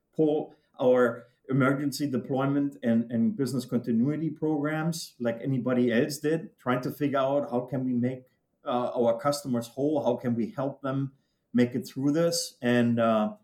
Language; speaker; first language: English; non-native, fluent; German